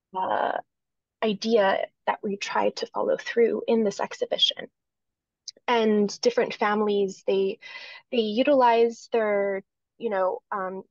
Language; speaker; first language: English; native; English